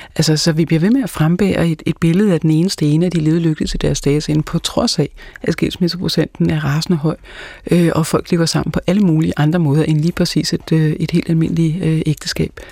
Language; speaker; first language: Danish; native; Danish